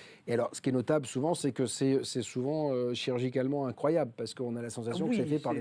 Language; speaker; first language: French; native; French